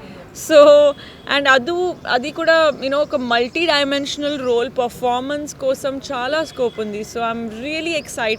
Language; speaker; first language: Telugu; non-native, fluent; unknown